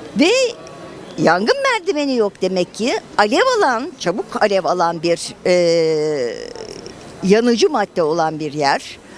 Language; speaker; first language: Turkish; native; Turkish